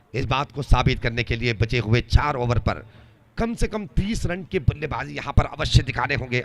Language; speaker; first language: Hindi; non-native, local second language; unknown